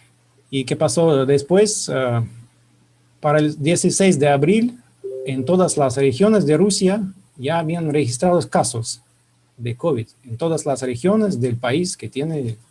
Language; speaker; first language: Spanish; non-native, fluent; Russian